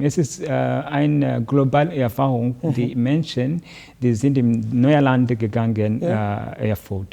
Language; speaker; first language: German; non-native, learner; Kinyarwanda